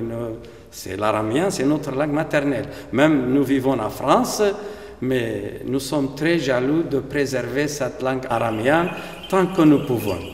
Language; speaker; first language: French; non-native, fluent; Aramaic